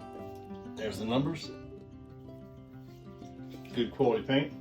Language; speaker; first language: English; native; English